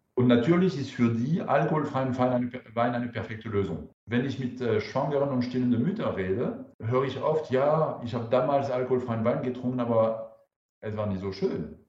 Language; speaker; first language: German; non-native, fluent; French